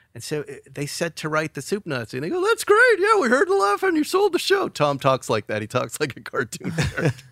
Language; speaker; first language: English; native; English